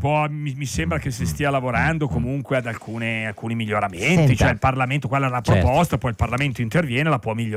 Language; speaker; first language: Italian; native; Italian